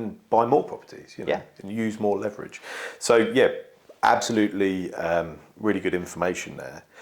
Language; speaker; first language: English; native; English